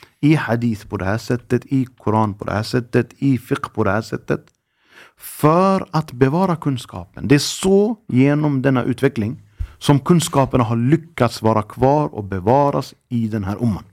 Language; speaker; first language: Swedish; early bilingual, other home language; Arabic